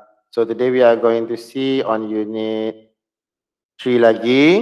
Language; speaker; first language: English; non-native, local second language; Malay